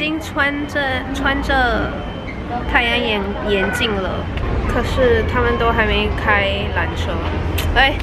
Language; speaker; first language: Chinese; early bilingual, heritage; Chinese